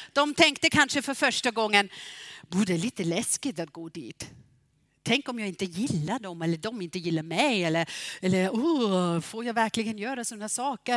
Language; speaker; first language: Swedish; non-native, fluent; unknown